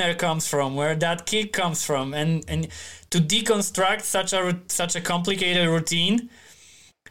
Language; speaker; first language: English; non-native, fluent; Polish